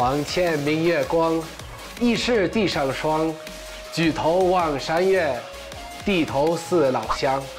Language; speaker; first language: Chinese; non-native, learner; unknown